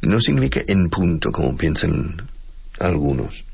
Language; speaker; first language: Spanish; non-native, fluent; English